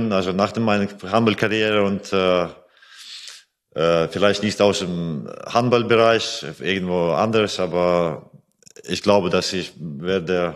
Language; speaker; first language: German; non-native, fluent; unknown